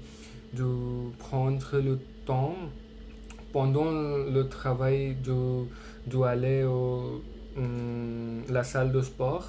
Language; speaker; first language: French; non-native, learner; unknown